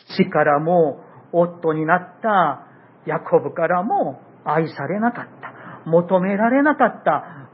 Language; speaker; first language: Japanese; non-native, fluent; Korean